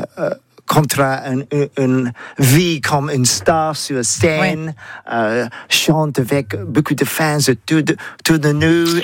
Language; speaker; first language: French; non-native, learner; English